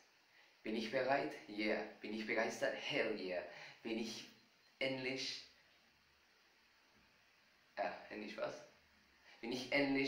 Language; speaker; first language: German; non-native, fluent; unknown